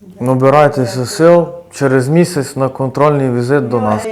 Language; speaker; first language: Ukrainian; native; Ukrainian